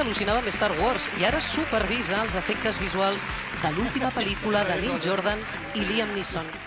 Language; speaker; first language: Catalan; native; Catalan